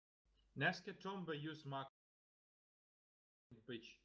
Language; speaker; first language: English; non-native, learner; Russian